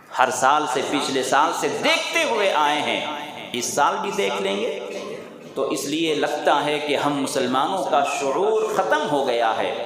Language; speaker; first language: Urdu; native; Urdu